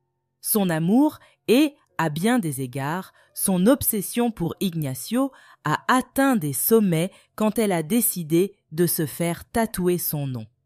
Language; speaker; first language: French; native; French